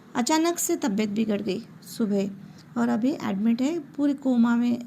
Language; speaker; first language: Hindi; non-native, local second language; Marathi